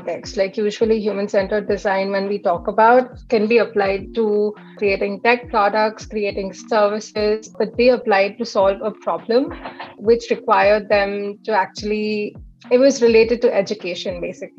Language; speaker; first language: English; non-native, local second language; Hindi